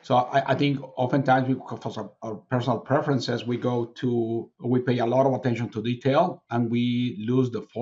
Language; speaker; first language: English; non-native, fluent; Spanish